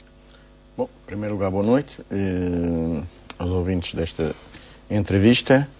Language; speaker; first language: Portuguese; native; Portuguese